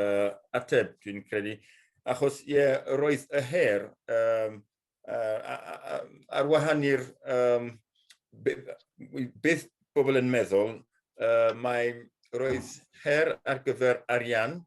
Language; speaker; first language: Welsh; non-native, fluent; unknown